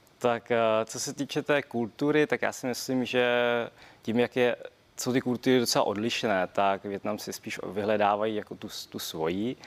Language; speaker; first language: Czech; early bilingual, other home language; Vietnamese